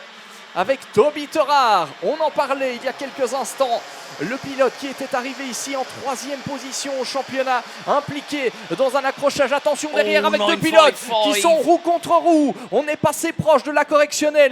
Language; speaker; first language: French; native; French